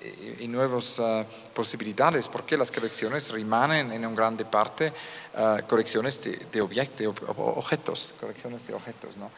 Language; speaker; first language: Spanish; non-native, learner; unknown